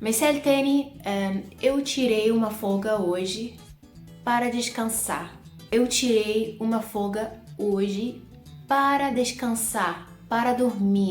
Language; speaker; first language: Portuguese; non-native, fluent; Arabic